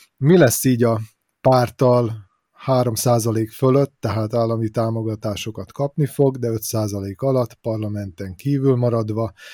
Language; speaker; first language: Hungarian; native; Hungarian